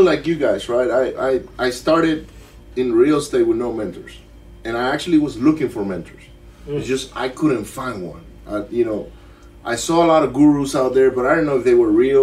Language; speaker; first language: English; non-native, fluent; Spanish